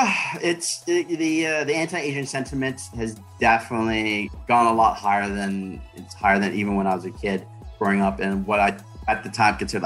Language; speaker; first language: English; native; English